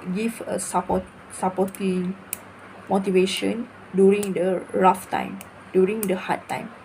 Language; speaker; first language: English; non-native, local second language; Malay